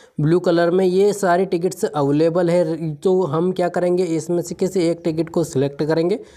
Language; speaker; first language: Hindi; native; Hindi